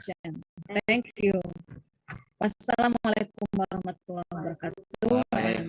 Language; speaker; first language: English; non-native, learner; Indonesian